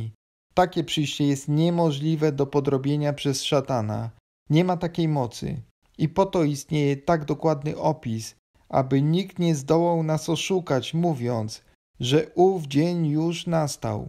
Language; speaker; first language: Polish; native; Polish